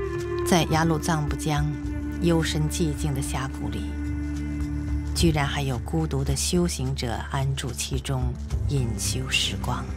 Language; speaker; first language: Chinese; native; Chinese